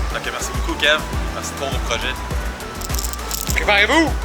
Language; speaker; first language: French; native; French